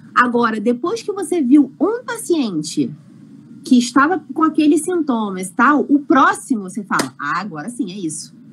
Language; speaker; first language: Portuguese; native; Portuguese